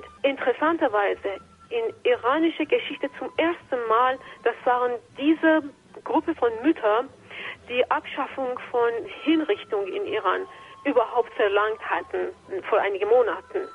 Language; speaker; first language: German; non-native, fluent; Persian